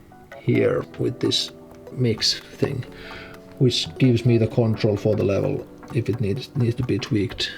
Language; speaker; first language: English; non-native, fluent; Finnish